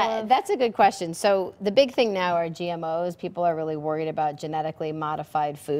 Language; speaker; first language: English; native; English